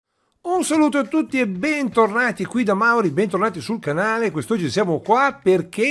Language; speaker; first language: Italian; native; Italian